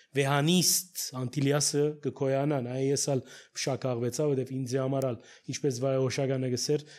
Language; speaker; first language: Armenian; early bilingual, heritage; Armenian